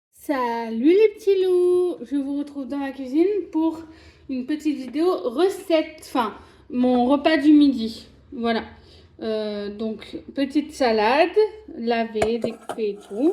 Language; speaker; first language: French; native; French